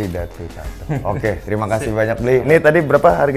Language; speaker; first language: Indonesian; native; Indonesian